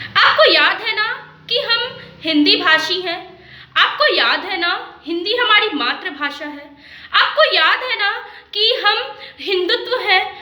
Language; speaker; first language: Hindi; native; Hindi